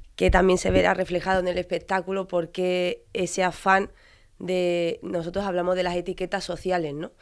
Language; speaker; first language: Spanish; native; Spanish